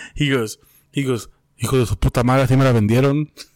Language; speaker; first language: Spanish; early bilingual, heritage; Spanish